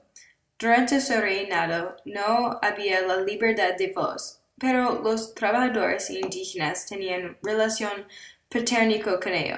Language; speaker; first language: Spanish; non-native, learner; English